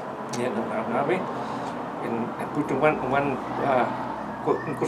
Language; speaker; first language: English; non-native, learner; Spanish